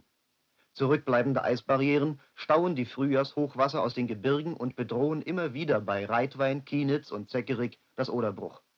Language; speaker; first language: German; native; German